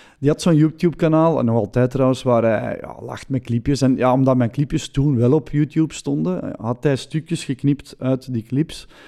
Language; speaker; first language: Dutch; native; Dutch